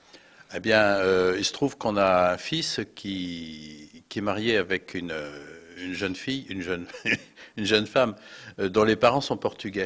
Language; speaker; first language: French; native; French